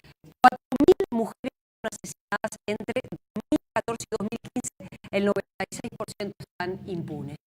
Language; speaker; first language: Spanish; native; Spanish